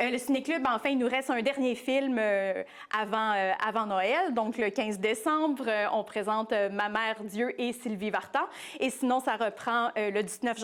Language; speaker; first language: French; native; French